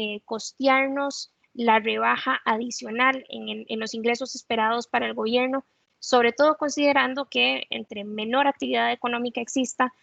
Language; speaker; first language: Spanish; native; Spanish